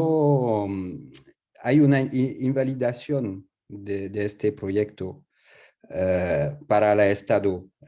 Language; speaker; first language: Spanish; non-native, learner; French